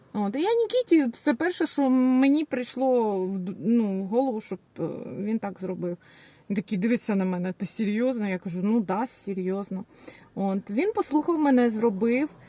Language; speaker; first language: Ukrainian; native; Ukrainian